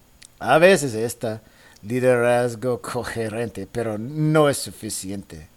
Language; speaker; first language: Spanish; non-native, learner; English